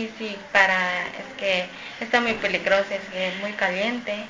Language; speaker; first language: Spanish; non-native, learner; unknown